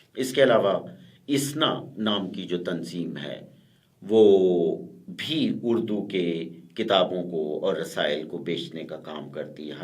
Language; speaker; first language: Urdu; native; Urdu